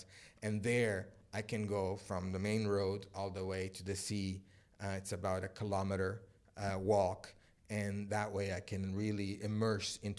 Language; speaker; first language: English; native; English